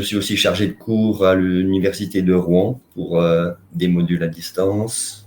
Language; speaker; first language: French; native; French